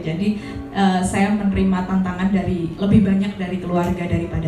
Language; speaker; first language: Indonesian; native; Indonesian